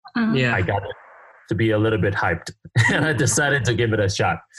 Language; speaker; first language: English; non-native, fluent; Chinese